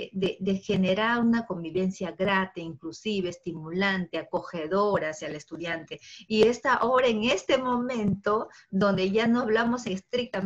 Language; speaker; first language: Spanish; native; Spanish